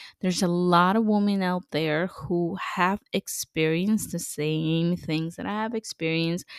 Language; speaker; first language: English; non-native, fluent; Spanish